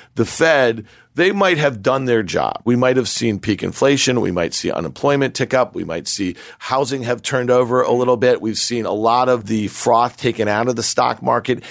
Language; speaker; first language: English; native; English